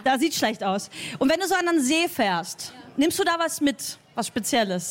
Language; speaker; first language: German; native; German